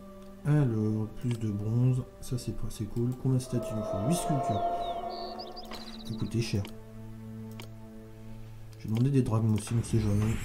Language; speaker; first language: French; native; French